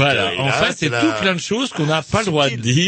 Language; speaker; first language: French; native; French